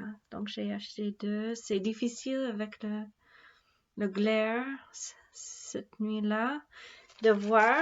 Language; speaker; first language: French; non-native, fluent; English